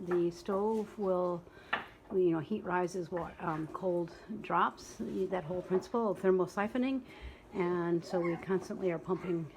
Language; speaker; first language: English; native; English